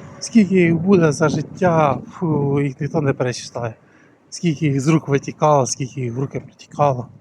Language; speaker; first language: Ukrainian; non-native, local second language; Russian